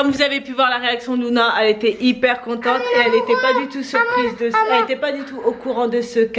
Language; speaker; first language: French; native; French